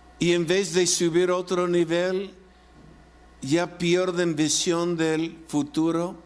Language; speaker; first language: Spanish; non-native, fluent; English